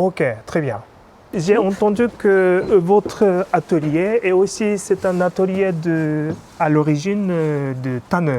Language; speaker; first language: French; non-native, fluent; Japanese